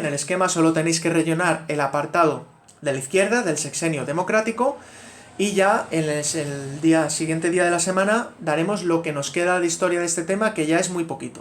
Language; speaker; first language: Spanish; native; Spanish